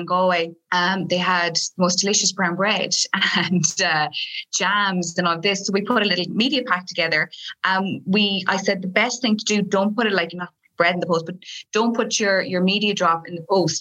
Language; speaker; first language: English; native; English